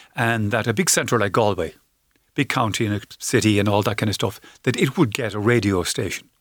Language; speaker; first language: English; native; English